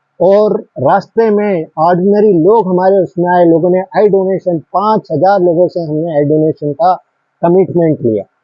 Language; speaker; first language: Hindi; native; Hindi